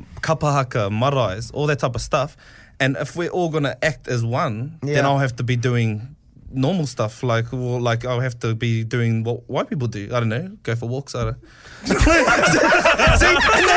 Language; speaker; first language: English; non-native, local second language; Māori